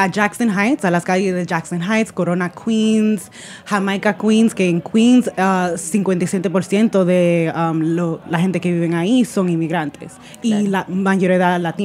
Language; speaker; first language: Spanish; early bilingual, heritage; Spanish